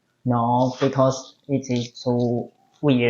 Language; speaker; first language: English; non-native, learner; Chinese